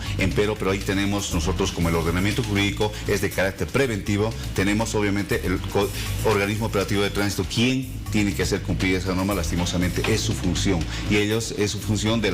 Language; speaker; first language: Spanish; native; Spanish